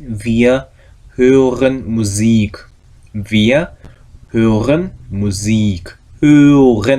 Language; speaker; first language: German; non-native, fluent; Korean